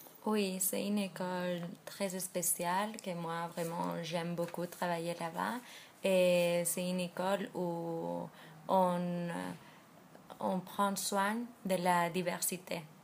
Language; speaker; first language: French; non-native, fluent; Spanish